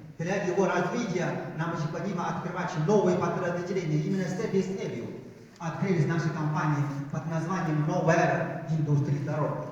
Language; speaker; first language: Russian; non-native, fluent; Chinese